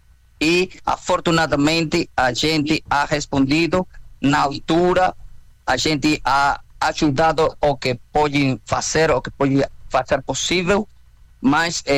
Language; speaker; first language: Portuguese; non-native, fluent; Spanish